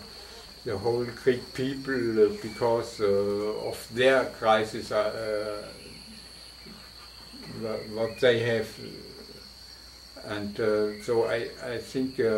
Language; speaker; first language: English; non-native, fluent; German